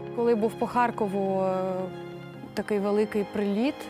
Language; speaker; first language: Ukrainian; native; Ukrainian